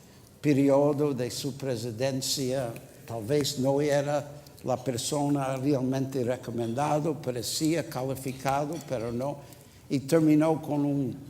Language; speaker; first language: Spanish; non-native, fluent; English